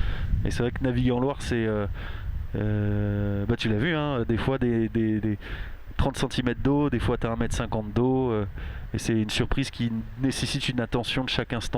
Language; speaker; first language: French; native; French